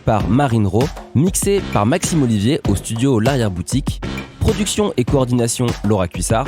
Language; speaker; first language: French; native; French